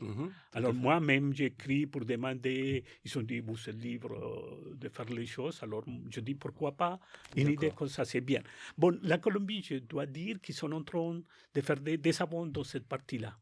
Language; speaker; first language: French; non-native, learner; Spanish